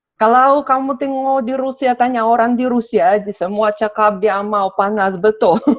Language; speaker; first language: Malay; non-native, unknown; Russian